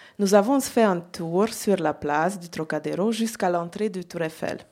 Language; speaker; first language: French; non-native, learner; Hungarian